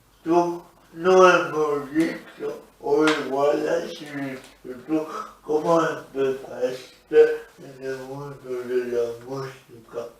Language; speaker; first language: Spanish; non-native, local second language; Basque